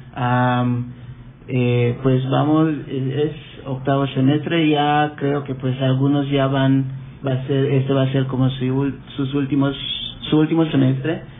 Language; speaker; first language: Spanish; non-native, fluent; English